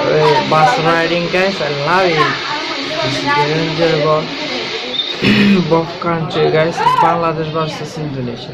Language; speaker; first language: English; non-native, learner; Bangla